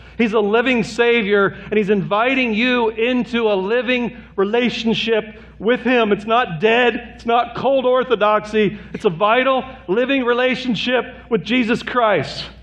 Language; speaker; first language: English; native; English